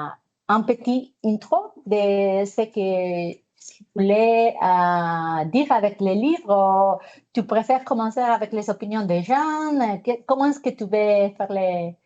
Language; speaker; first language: French; non-native, fluent; Spanish